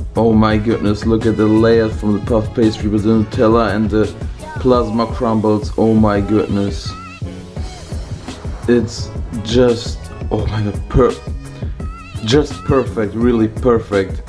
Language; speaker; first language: English; non-native, learner; Bosnian